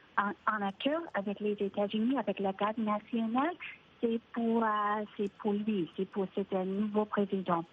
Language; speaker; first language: French; non-native, fluent; Spanish